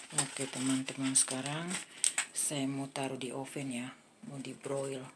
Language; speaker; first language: Indonesian; native; Indonesian